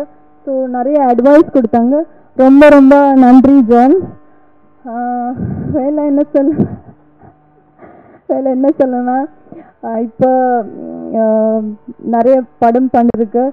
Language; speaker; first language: Tamil; non-native, learner; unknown